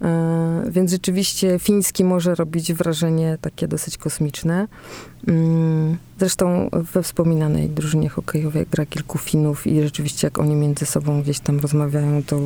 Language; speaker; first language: Polish; native; Polish